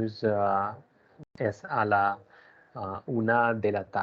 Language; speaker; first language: Spanish; non-native, learner; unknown